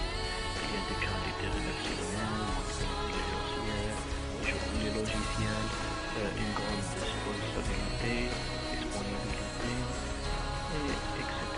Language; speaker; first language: French; non-native, learner; Arabic